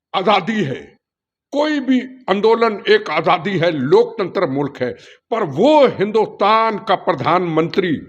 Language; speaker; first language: Hindi; non-native, local second language; Punjabi